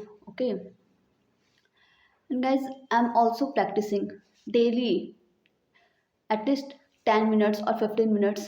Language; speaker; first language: English; non-native, learner; Hindi